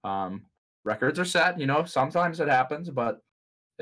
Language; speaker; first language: English; native; English